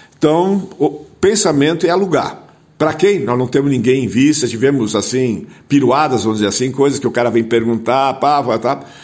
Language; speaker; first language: Portuguese; non-native, local second language; German